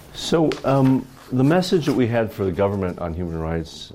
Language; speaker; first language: English; native; English